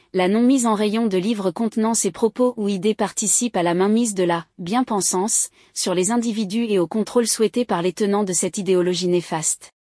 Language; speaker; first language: French; native; French